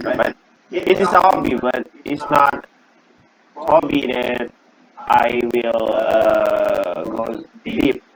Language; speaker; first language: English; non-native, learner; Indonesian